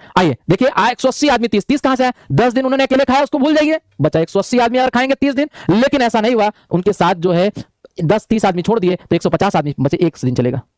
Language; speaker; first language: Hindi; native; Hindi